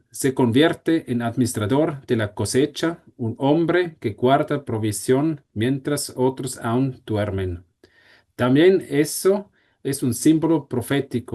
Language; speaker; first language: Spanish; non-native, fluent; German